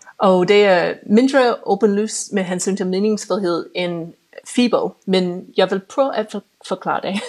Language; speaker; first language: Danish; non-native, fluent; English